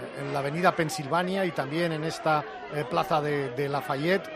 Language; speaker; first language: Spanish; native; Spanish